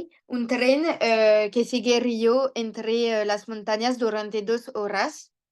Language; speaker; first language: Spanish; non-native, learner; French